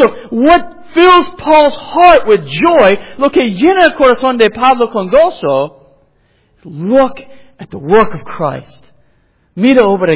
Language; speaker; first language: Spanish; non-native, learner; English